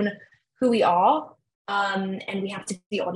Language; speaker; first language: English; native; English